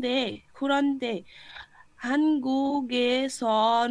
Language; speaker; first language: Korean; non-native, learner; Bangla